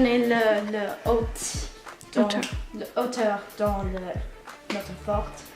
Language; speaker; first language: French; non-native, learner; English